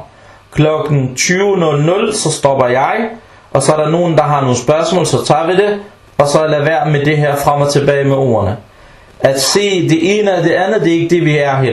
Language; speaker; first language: Danish; early bilingual, other home language; Arabic